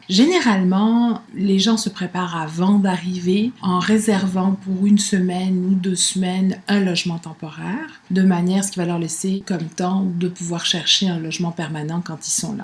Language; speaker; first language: French; native; French